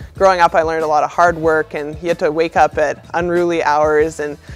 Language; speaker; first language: English; native; English